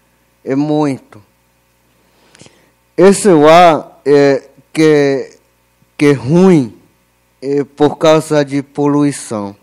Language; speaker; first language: Portuguese; non-native, local second language; Yanomámi